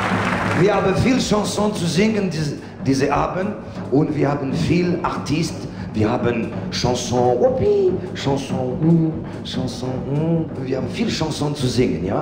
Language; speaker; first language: German; non-native, learner; French